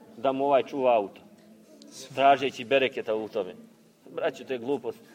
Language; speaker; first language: Bosnian; native; Bosnian